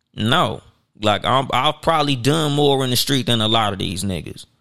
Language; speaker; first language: English; native; English